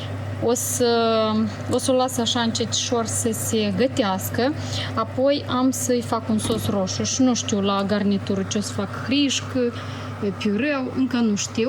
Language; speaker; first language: Romanian; native; Romanian